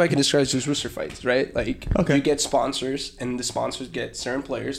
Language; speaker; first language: English; non-native, fluent; Spanish